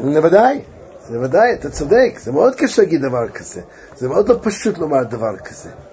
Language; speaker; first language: Hebrew; native; Hebrew